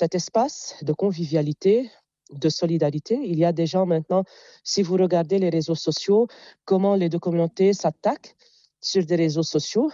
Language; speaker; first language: French; non-native, local second language; Arabic